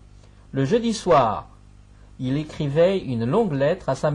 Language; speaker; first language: French; non-native, fluent; Chinese